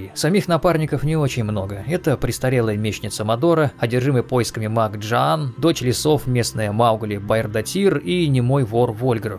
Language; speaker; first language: Russian; native; Russian